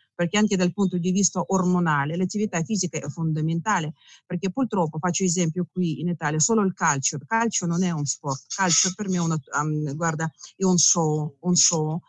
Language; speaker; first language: Italian; non-native, fluent; Russian